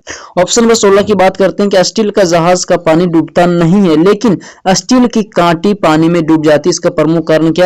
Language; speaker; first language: Hindi; native; Hindi